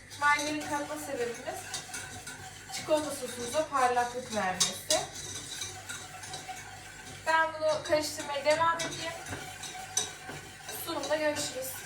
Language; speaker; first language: Turkish; native; Turkish